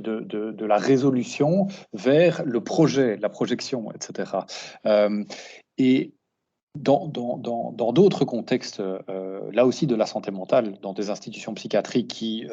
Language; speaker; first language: French; native; French